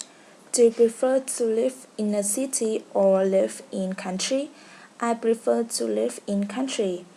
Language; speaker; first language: English; non-native, learner; Vietnamese